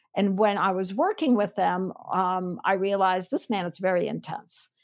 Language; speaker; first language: English; non-native, fluent; Armenian